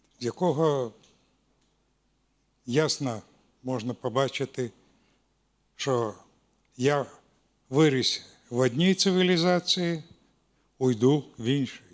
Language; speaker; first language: Ukrainian; non-native, local second language; Russian